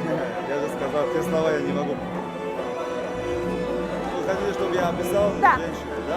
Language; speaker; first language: Russian; non-native, fluent; Georgian